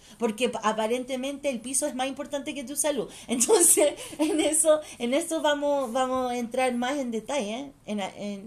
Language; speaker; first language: Spanish; early bilingual, heritage; Spanish